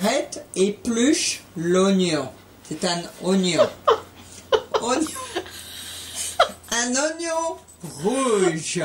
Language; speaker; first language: French; native; French